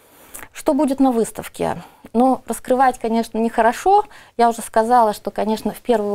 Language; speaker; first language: Russian; native; Russian